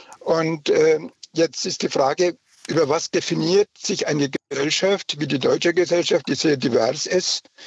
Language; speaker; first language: German; early bilingual, other home language; Turkish